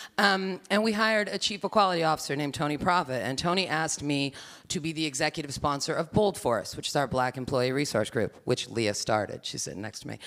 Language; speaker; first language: English; native; English